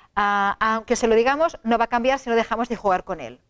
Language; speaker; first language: Spanish; non-native, local second language; Catalan